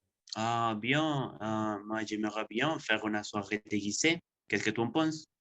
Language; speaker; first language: French; non-native, learner; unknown